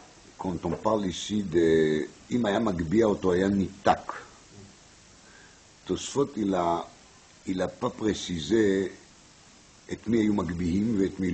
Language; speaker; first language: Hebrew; non-native, fluent; French